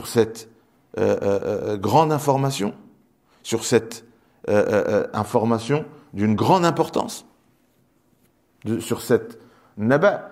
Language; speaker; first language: French; native; French